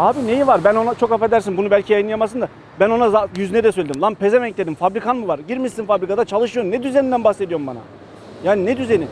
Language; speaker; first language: Turkish; early bilingual, heritage; Turkish